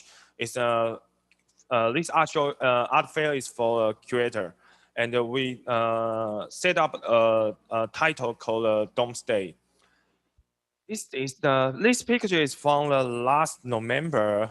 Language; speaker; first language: English; non-native, learner; Chinese